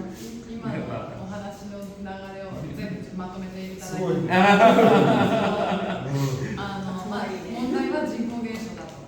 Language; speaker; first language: Japanese; native; Japanese